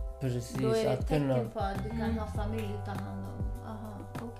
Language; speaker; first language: Swedish; early bilingual, other home language; Kurdish